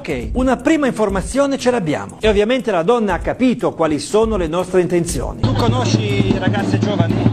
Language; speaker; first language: Italian; native; Italian